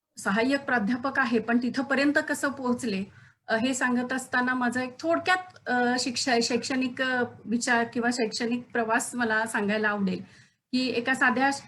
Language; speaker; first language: Marathi; native; Marathi